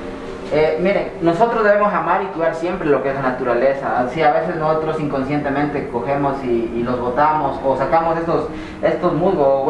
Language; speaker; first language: Spanish; native; Spanish